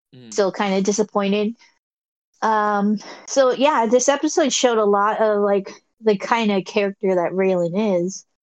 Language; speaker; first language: English; native; English